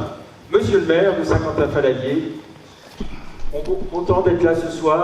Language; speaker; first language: French; native; French